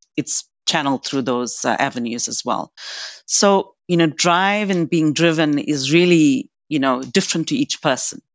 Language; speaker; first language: English; native; English